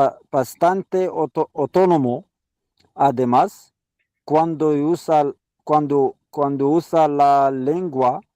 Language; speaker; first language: Spanish; non-native, learner; Arabic